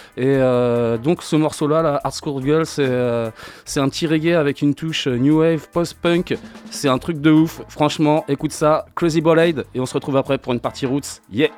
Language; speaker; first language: French; native; French